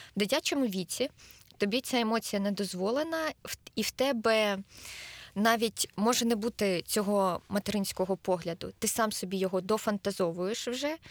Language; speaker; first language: Ukrainian; native; Ukrainian